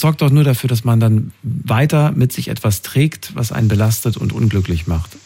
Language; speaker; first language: German; native; German